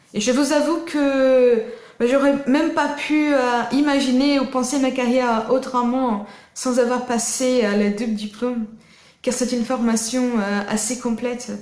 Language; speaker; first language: French; non-native, fluent; Portuguese